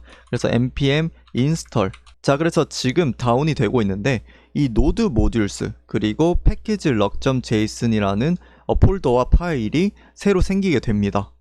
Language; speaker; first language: Korean; native; Korean